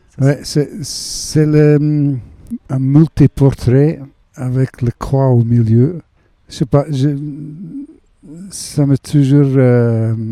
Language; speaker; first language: French; non-native, fluent; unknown